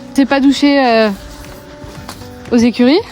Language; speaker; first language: French; native; French